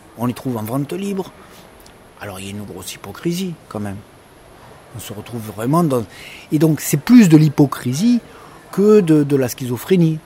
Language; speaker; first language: French; native; French